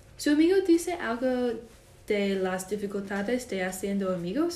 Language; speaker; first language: Spanish; non-native, learner; English